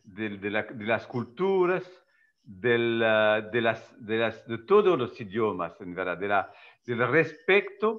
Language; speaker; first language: Spanish; non-native, fluent; French